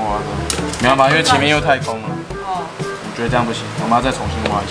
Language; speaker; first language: Chinese; native; Chinese